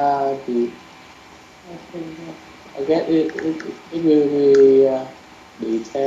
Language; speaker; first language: English; non-native, learner; Vietnamese